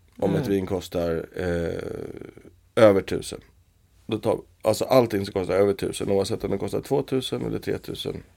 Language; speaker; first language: Swedish; native; Swedish